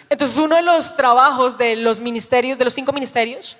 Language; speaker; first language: Spanish; native; Spanish